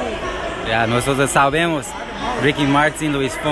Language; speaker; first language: Spanish; non-native, learner; English